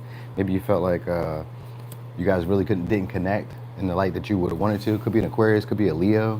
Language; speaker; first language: English; native; English